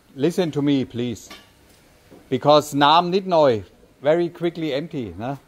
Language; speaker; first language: English; non-native, learner; German